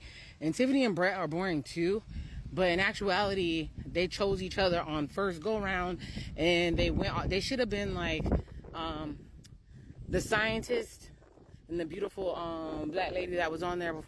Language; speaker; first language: English; native; English